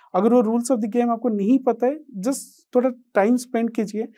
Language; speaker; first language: Hindi; non-native, local second language; Odia